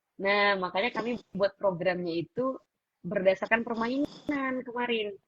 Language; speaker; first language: Indonesian; native; Indonesian